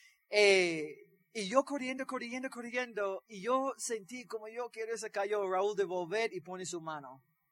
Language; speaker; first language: Spanish; non-native, learner; English